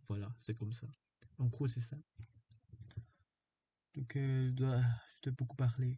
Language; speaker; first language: French; non-native, fluent; Korean